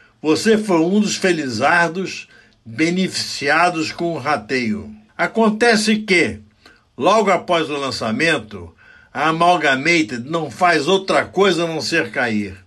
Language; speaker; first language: Portuguese; native; Portuguese